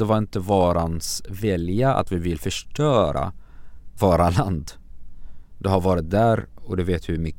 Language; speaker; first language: Swedish; non-native, fluent; Arabic